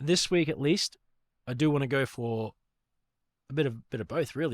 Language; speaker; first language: English; native; English